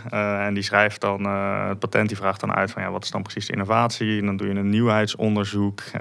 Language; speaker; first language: Dutch; native; Dutch